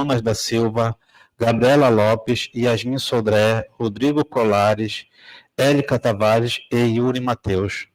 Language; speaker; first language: Portuguese; native; Portuguese